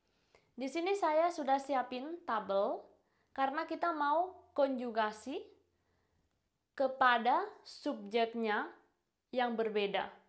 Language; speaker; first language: Indonesian; non-native, fluent; Spanish